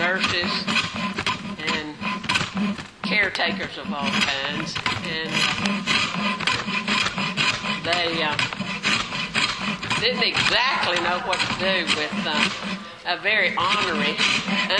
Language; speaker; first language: English; native; English